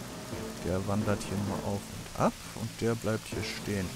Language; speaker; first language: German; native; German